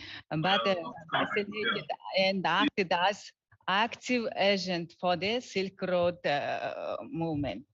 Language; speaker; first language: English; non-native, learner; Mongolian